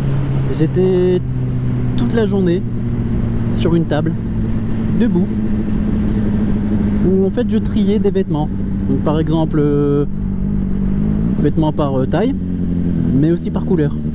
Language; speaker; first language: French; native; French